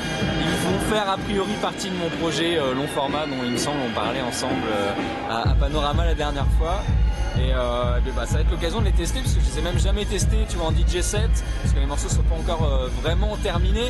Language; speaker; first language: French; native; French